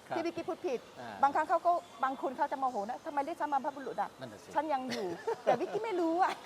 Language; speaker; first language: Thai; non-native, fluent; Malay